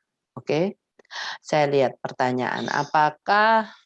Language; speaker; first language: Indonesian; native; Indonesian